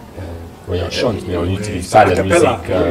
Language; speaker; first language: French; non-native, learner; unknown